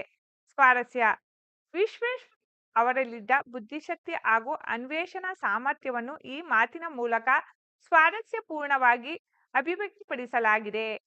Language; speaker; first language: Kannada; native; Kannada